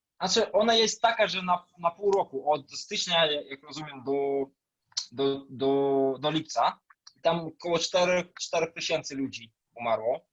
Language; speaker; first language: Polish; non-native, fluent; Russian